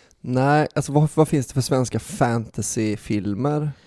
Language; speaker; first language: Swedish; native; Swedish